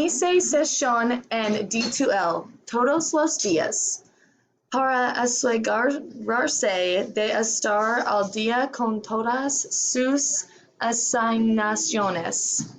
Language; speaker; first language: Spanish; non-native, learner; English